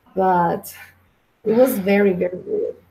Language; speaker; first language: English; non-native, learner; Spanish